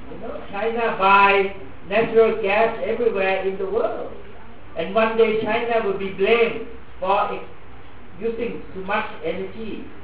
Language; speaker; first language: English; non-native, fluent; Thai